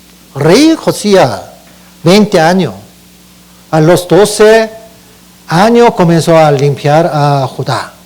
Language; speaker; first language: Spanish; non-native, learner; Korean